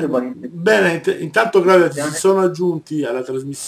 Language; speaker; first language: Italian; native; Italian